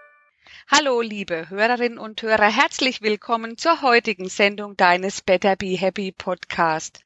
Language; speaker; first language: German; native; German